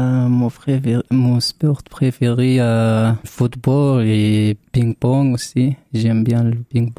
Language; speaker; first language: French; non-native, learner; Arabic